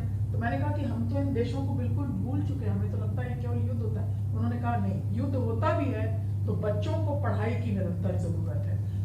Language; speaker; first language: Hindi; native; Hindi